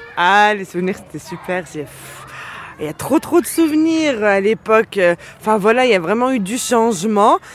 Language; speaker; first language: French; native; French